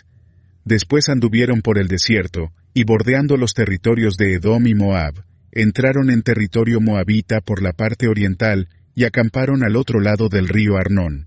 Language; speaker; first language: Spanish; native; Spanish